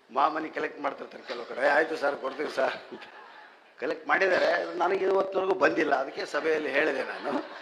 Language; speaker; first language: Kannada; native; Kannada